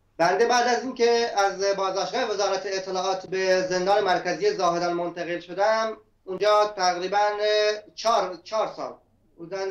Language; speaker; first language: Persian; non-native, local second language; Baluchi